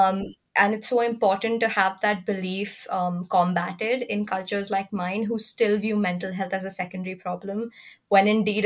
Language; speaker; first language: English; non-native, local second language; Hindi